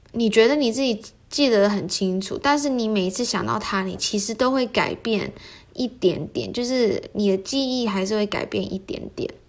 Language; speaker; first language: Chinese; early bilingual, heritage; Chinese